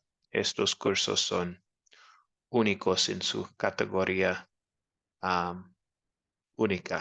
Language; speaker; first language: Spanish; non-native, fluent; English